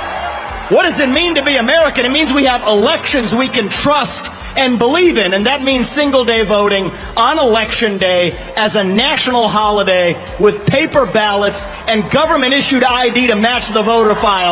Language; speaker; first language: English; early bilingual, other home language; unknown